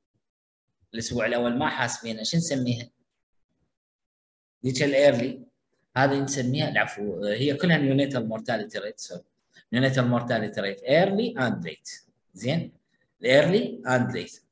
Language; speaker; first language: Arabic; native; Arabic